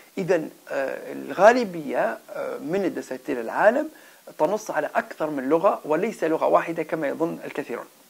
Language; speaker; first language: Arabic; non-native, local second language; Berber languages